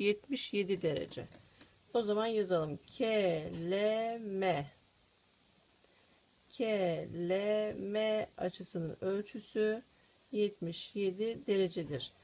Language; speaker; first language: Turkish; native; Turkish